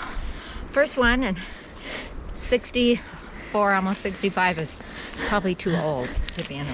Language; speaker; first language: English; native; English